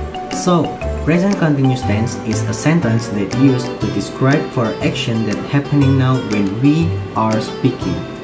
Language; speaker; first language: English; non-native, fluent; Indonesian